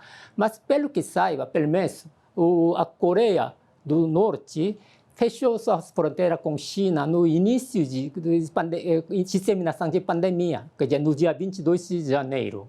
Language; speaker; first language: Portuguese; non-native, fluent; Korean